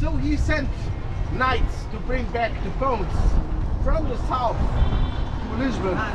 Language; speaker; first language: English; non-native, fluent; Portuguese